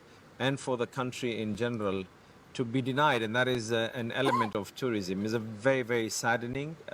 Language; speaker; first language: English; non-native, local second language; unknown